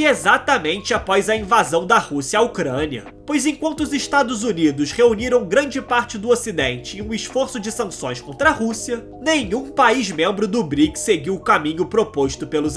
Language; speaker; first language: Portuguese; native; Portuguese